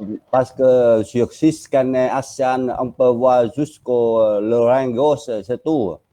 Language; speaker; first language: French; non-native, learner; Vietnamese